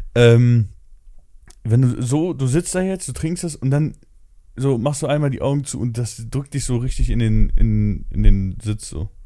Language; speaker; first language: German; early bilingual, other home language; Polish